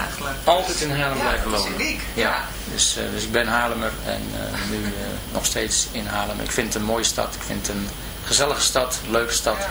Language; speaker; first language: Dutch; native; Dutch